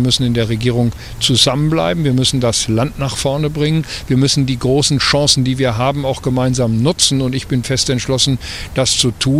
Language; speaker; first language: German; native; German